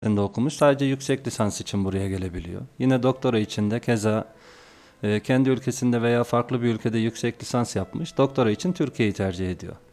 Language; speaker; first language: Turkish; native; Turkish